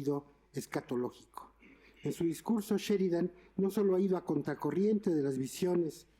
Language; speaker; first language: Spanish; native; Spanish